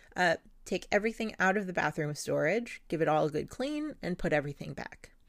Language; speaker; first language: English; non-native, local second language; Filipino